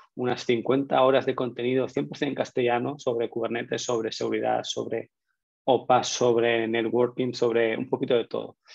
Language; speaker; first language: Spanish; native; Spanish